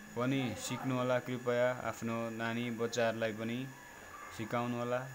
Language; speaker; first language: Nepali; non-native, local second language; Limbu